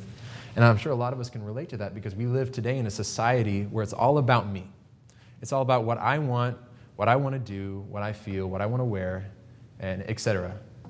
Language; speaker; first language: English; native; English